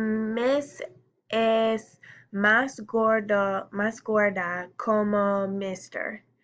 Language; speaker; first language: Spanish; non-native, learner; English